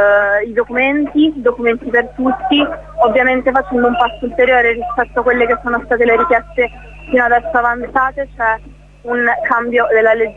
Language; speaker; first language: Italian; native; Italian